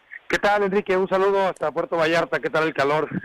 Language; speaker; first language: Spanish; native; Spanish